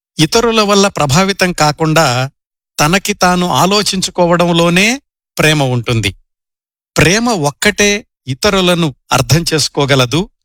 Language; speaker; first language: Telugu; native; Telugu